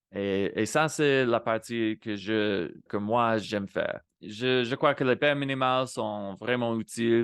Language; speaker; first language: French; non-native, fluent; Spanish